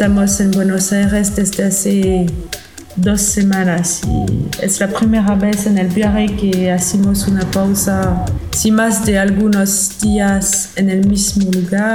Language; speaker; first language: Spanish; non-native, learner; French